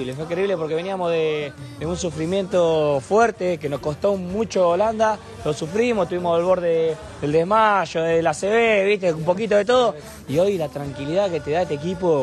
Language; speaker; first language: Spanish; native; Spanish